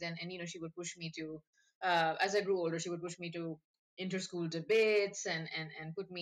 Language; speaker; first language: English; non-native, local second language; Bangla